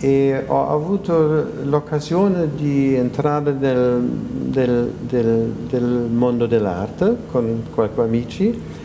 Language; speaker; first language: Italian; non-native, fluent; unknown